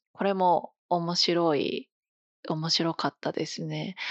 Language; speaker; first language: Japanese; native; Japanese